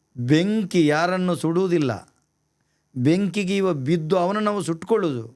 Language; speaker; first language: Kannada; non-native, local second language; Tulu